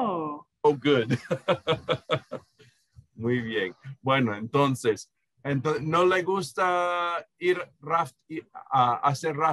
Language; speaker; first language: Spanish; non-native, fluent; English